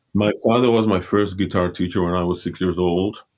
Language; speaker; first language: English; early bilingual, other home language; Spanish